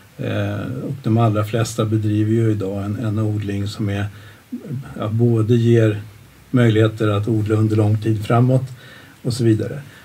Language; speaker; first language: Swedish; native; Swedish